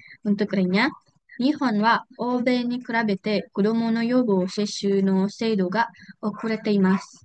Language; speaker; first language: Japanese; non-native, learner; Indonesian